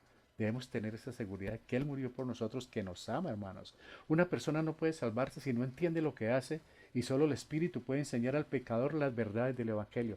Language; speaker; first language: Spanish; native; Spanish